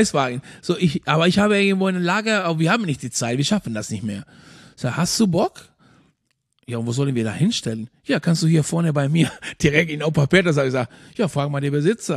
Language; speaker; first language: German; non-native, fluent; Spanish